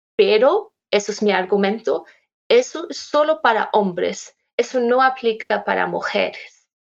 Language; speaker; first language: Spanish; non-native, fluent; German